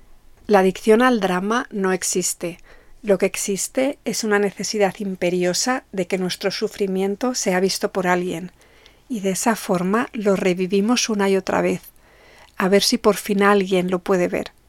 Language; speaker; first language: Spanish; native; Spanish